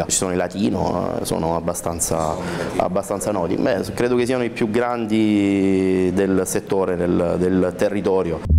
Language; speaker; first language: Italian; native; Italian